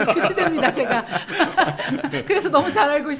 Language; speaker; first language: Korean; native; Korean